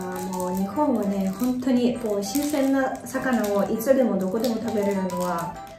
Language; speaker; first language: Japanese; non-native, fluent; Russian